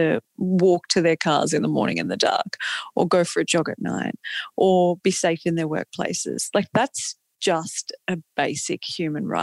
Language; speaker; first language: English; native; English